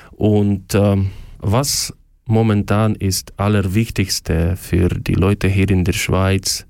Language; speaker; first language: German; non-native, learner; Ukrainian